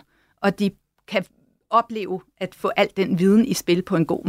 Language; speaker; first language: Danish; native; Danish